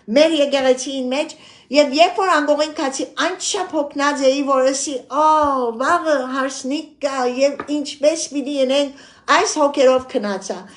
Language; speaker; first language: Armenian; early bilingual, heritage; Armenian